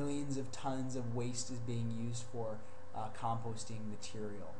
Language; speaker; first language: English; native; English